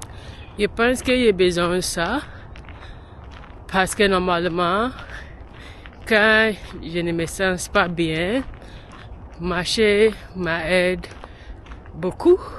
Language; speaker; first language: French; non-native, learner; English